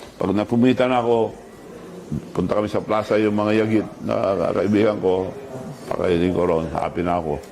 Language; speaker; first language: Filipino; non-native, local second language; Iloko